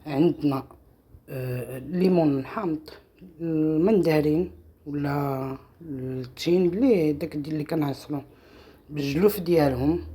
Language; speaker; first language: Arabic; native; Arabic